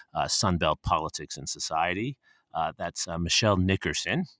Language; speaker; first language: English; native; English